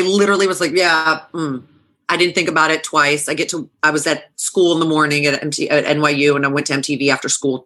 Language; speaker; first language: English; native; English